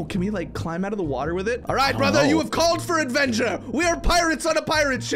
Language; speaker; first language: English; native; English